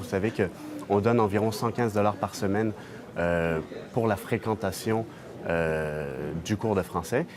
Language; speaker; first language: French; native; French